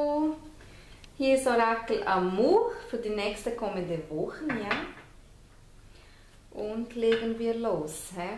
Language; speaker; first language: German; non-native, fluent; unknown